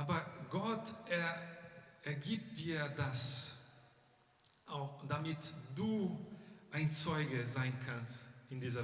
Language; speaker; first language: German; non-native, fluent; Portuguese